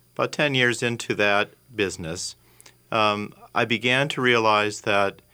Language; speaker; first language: English; native; English